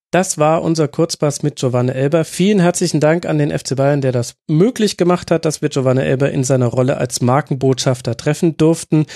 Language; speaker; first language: German; native; German